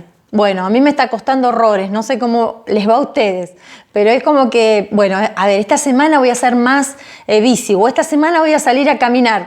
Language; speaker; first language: Spanish; native; Spanish